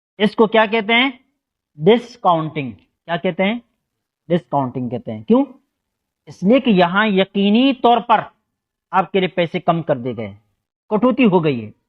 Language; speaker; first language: Urdu; non-native, local second language; Pashto